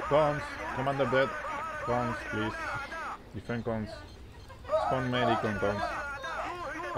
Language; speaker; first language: English; non-native, learner; Spanish